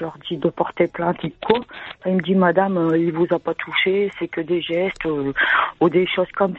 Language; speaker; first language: French; native; French